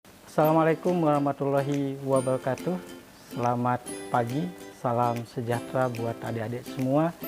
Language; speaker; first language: Indonesian; native; Indonesian